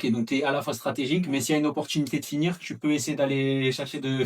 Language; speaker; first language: French; native; French